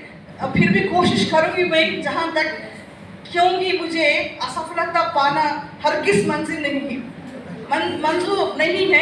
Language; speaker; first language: Hindi; non-native, local second language; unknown